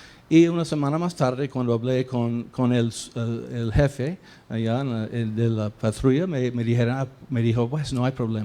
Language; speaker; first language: Spanish; non-native, fluent; English